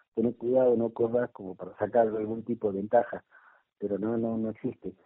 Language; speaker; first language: Spanish; native; Spanish